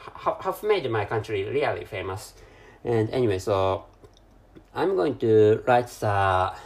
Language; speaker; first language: English; non-native, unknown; Japanese